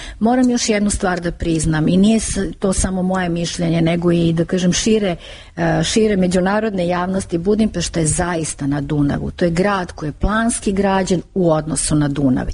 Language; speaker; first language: Serbian; native; Serbian